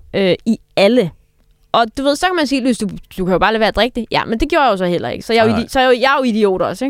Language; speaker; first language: Danish; native; Danish